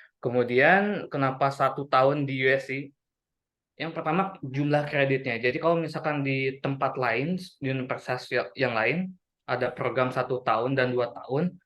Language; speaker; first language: Indonesian; native; Indonesian